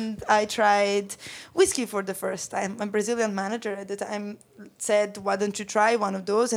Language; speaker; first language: English; non-native, fluent; Italian